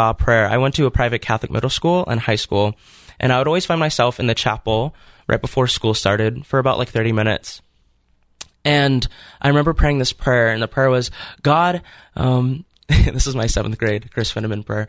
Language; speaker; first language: English; native; English